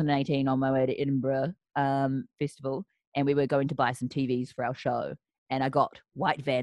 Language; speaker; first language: English; native; English